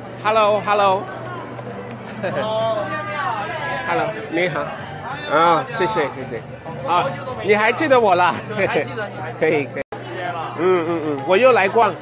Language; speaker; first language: Chinese; non-native, fluent; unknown